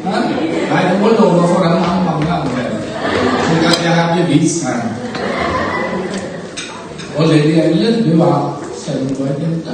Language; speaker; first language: Norwegian; non-native, fluent; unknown